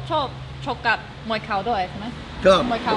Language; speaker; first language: Thai; non-native, learner; English